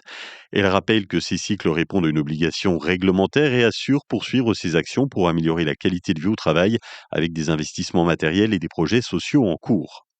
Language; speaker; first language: French; native; French